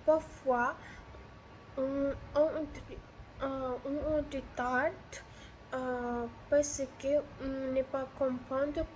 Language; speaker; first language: French; non-native, learner; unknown